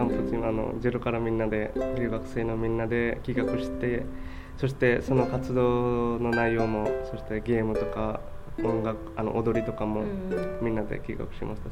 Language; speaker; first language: Japanese; non-native, fluent; Bangla